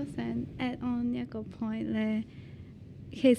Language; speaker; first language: Cantonese; early bilingual, other home language; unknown